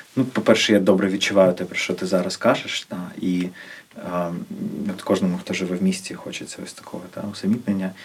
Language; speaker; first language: Ukrainian; non-native, local second language; Russian